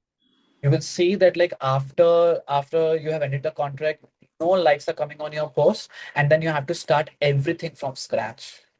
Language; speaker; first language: English; non-native, local second language; Hindi